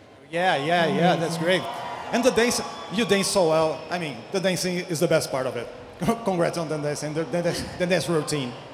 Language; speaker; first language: English; non-native, fluent; Portuguese